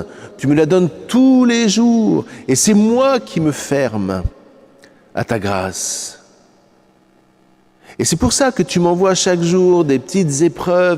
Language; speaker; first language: French; native; French